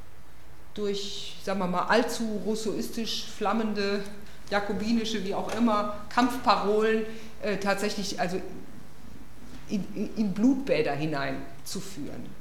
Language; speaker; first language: German; native; German